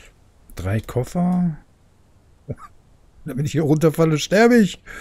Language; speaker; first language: German; native; German